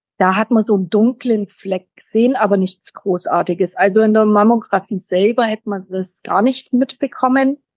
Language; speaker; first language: German; early bilingual, heritage; German